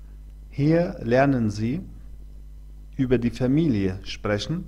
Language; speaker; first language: German; non-native, fluent; Arabic